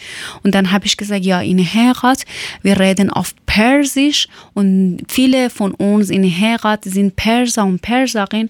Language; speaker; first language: German; non-native, learner; Persian